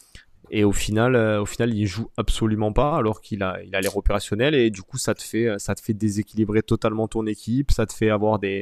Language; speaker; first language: French; native; French